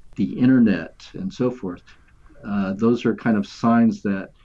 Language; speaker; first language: English; native; English